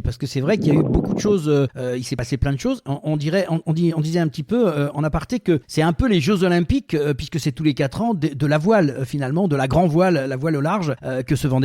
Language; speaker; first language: French; native; French